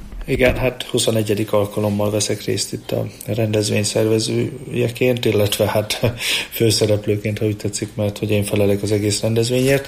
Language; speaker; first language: Hungarian; native; Hungarian